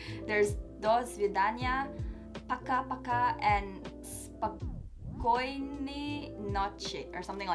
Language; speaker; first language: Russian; non-native, learner; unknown